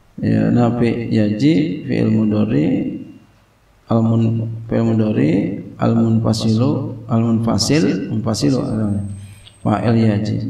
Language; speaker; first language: Arabic; non-native, fluent; Indonesian